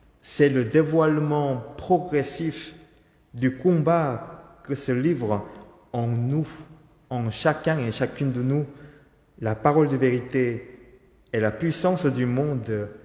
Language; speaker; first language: French; non-native, fluent; Korean